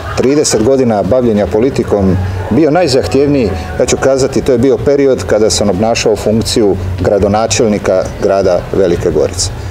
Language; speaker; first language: Serbian; native; Serbian